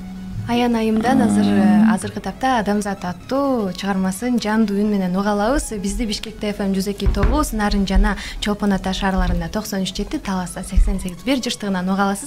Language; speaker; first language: Kyrgyz; native; Kyrgyz